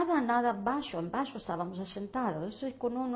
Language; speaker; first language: Spanish; early bilingual, heritage; Ladino